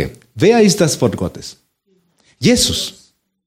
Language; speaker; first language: German; non-native, fluent; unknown